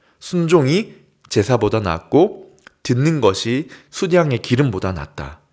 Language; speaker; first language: Korean; native; Korean